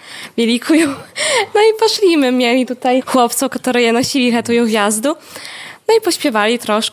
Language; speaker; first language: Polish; non-native, local second language; Belarusian